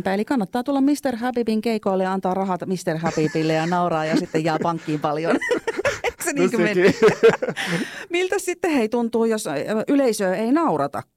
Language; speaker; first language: Finnish; native; Finnish